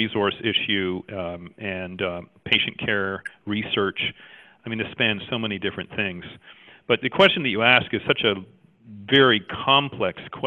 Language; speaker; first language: English; native; English